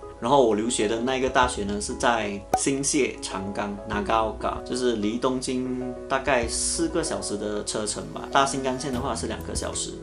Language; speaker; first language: Chinese; native; Chinese